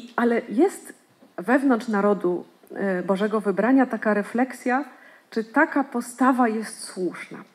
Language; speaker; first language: Polish; native; Polish